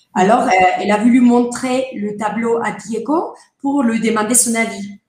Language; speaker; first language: French; non-native, fluent; Spanish